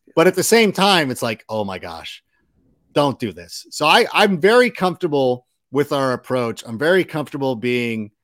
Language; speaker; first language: English; native; English